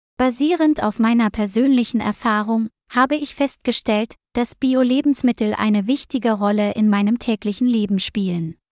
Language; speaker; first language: German; non-native, learner; Vietnamese